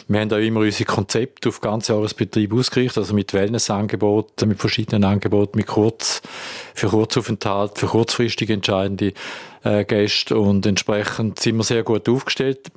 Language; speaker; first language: German; native; German